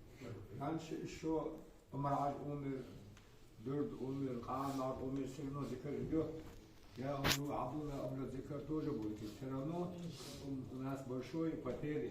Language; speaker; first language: Russian; non-native, local second language; Ingush